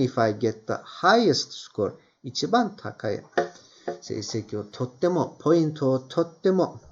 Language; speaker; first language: Japanese; non-native, fluent; Turkish